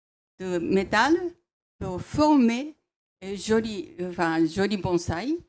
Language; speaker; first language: French; non-native, fluent; Japanese